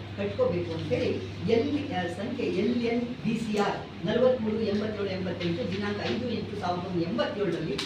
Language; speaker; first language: Kannada; non-native, local second language; Lambadi